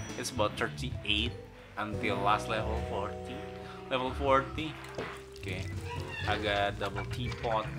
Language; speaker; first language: English; non-native, learner; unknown